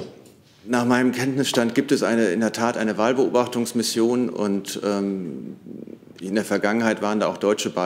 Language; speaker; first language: German; native; German